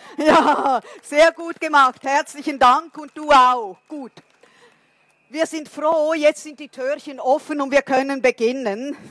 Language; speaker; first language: German; non-native, fluent; Portuguese